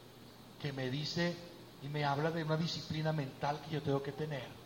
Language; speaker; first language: Spanish; native; Spanish